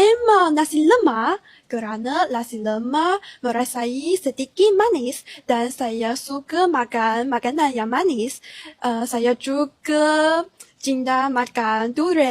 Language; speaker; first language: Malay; non-native, learner; Chinese